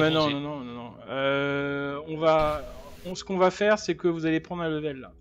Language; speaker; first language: French; native; French